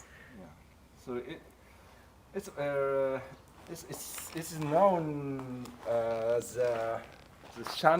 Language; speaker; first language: English; non-native, learner; Japanese